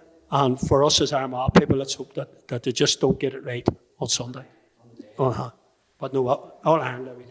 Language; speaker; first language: English; native; English